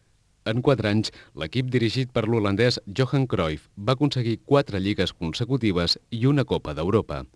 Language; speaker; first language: Catalan; native; Catalan